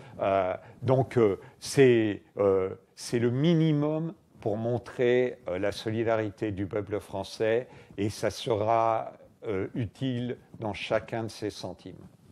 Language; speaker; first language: French; native; French